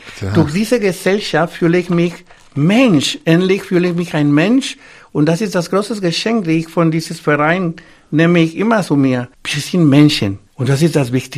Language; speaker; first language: German; non-native, fluent; Spanish